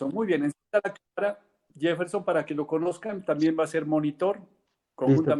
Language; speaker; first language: Spanish; native; Spanish